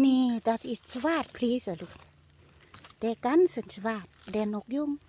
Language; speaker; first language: German; non-native, learner; Thai